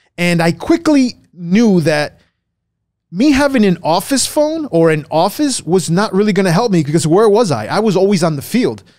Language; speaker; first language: English; early bilingual, other home language; Spanish